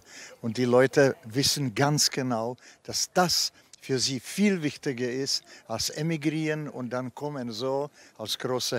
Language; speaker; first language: German; non-native, fluent; Czech